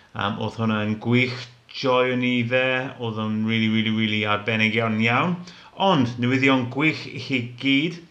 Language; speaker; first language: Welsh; non-native, local second language; English